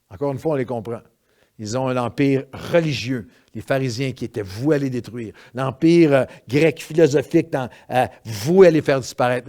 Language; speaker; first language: French; native; French